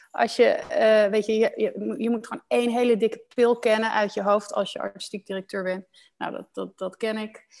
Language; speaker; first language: Dutch; native; Dutch